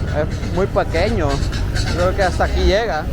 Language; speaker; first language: Spanish; early bilingual, heritage; Spanish